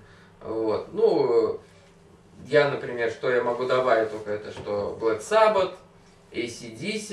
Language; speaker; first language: Russian; native; Russian